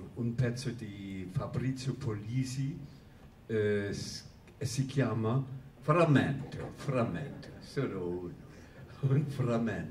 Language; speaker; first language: Italian; non-native, learner; German